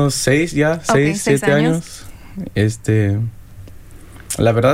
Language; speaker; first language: Spanish; early bilingual, heritage; Spanish